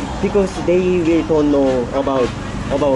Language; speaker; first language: English; non-native, learner; Korean